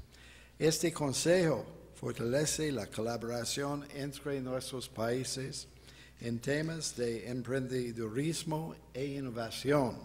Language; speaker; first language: Spanish; non-native, fluent; English